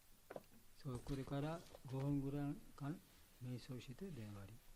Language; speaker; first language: Japanese; non-native, learner; Bangla